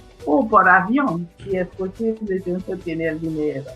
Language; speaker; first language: Spanish; non-native, fluent; Haitian Creole